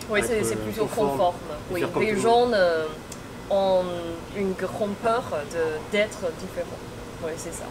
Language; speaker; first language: French; non-native, fluent; Chinese